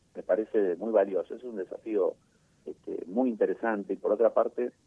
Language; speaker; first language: Spanish; native; Spanish